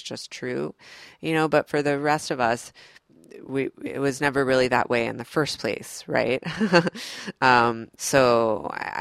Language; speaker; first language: English; native; English